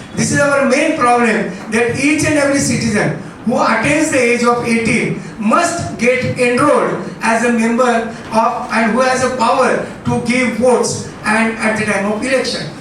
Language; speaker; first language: English; non-native, local second language; Marathi